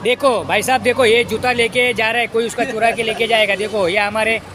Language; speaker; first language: Hindi; non-native, local second language; Marathi